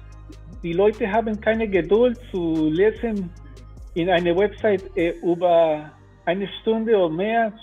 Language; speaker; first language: German; non-native, learner; Spanish